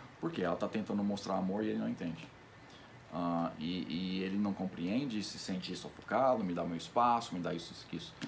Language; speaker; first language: Portuguese; non-native, fluent; English